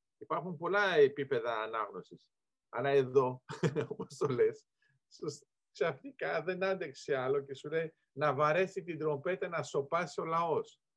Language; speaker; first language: Greek; early bilingual, heritage; Greek